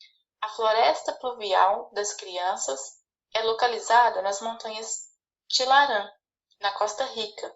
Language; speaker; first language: Portuguese; native; Portuguese